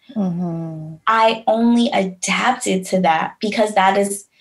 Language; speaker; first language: English; native; English